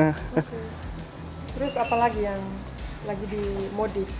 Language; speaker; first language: Indonesian; non-native, local second language; Tetum